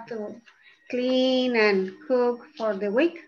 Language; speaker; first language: English; non-native, fluent; Spanish